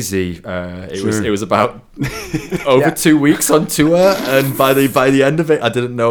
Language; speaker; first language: English; native; English